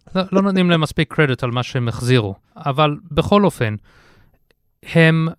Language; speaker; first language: Hebrew; early bilingual, heritage; Hebrew